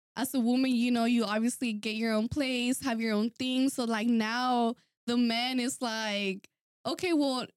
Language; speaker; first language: English; early bilingual, other home language; Spanish